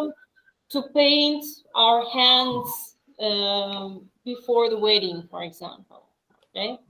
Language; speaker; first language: English; non-native, fluent; Russian